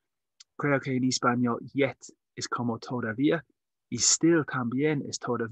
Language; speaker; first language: Spanish; non-native, learner; English